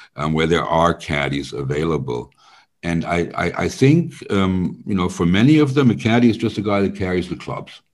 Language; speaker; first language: English; non-native, fluent; German